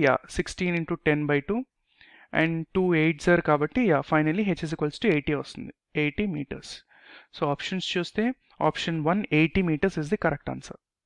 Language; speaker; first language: English; non-native, local second language; Telugu